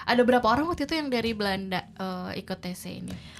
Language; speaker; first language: Indonesian; native; Indonesian